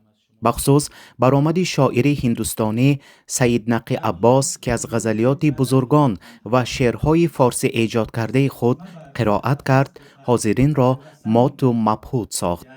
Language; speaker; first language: Persian; native; Persian